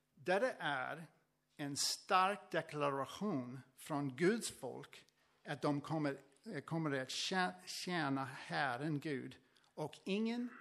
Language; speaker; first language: Swedish; non-native, fluent; English